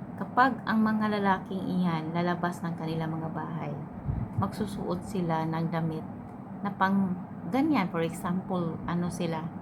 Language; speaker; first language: Filipino; non-native, local second language; Cebuano